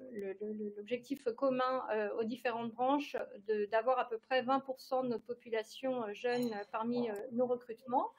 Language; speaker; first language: French; native; French